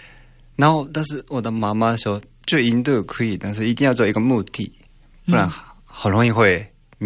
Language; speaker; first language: Chinese; non-native, fluent; Japanese